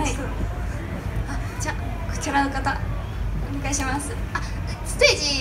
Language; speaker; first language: Japanese; non-native, fluent; Chinese